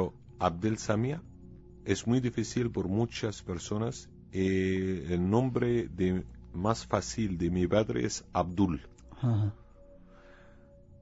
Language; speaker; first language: Spanish; non-native, learner; Arabic